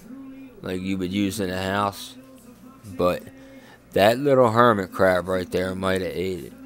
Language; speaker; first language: English; native; English